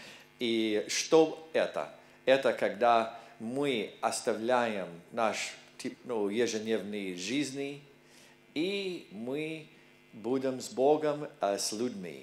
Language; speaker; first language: Russian; non-native, learner; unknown